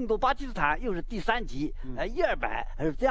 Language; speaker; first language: Chinese; native; Chinese